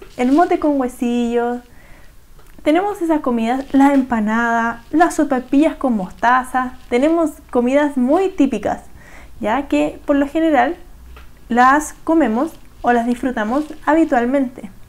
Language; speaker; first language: Spanish; native; Spanish